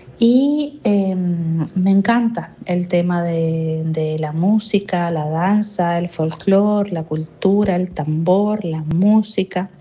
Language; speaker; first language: Spanish; native; Spanish